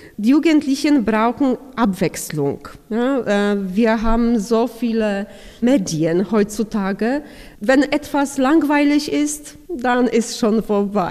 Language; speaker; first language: German; non-native, fluent; Polish